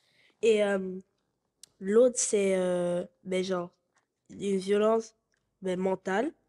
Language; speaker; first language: French; non-native, local second language; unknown